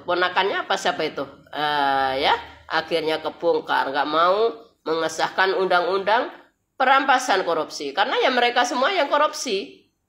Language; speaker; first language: Indonesian; native; Indonesian